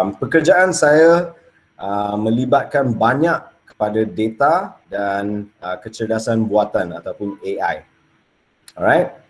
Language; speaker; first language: Malay; non-native, local second language; English